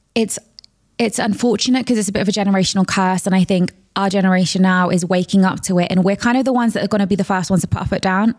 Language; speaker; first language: English; native; English